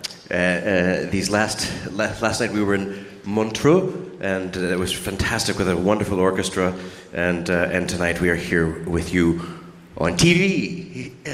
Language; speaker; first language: English; native; English